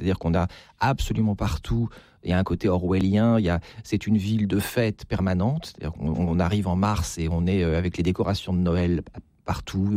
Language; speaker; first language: French; native; French